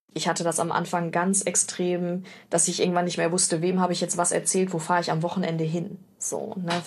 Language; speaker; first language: German; native; German